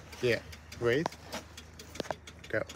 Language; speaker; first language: English; non-native, learner; Russian